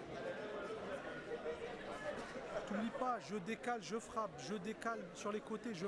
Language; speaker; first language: French; native; French